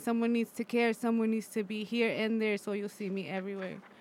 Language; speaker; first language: English; native; English